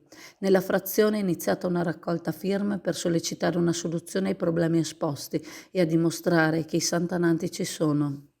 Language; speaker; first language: Italian; native; Italian